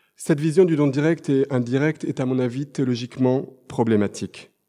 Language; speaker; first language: French; native; French